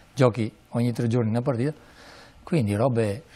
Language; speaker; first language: Italian; native; Italian